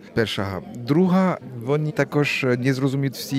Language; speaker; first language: Ukrainian; non-native, learner; French